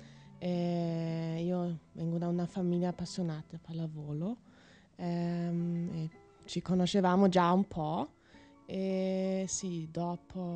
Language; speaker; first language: Italian; non-native, learner; German